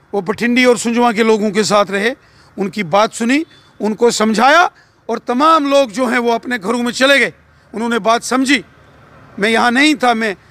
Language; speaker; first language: Hindi; non-native, local second language; Dogri